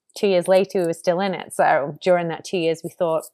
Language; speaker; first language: English; native; English